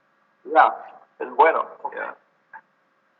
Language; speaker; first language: Spanish; non-native, learner; English